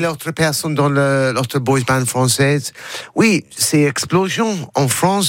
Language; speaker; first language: French; non-native, learner; English